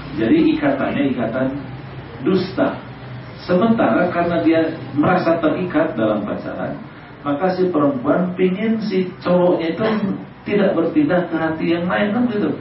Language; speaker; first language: Indonesian; non-native, local second language; Sundanese